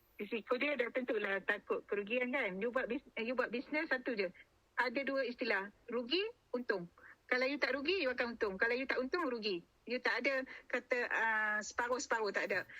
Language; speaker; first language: Malay; native; Malay